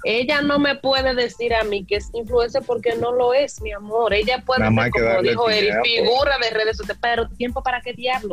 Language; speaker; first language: Spanish; native; Spanish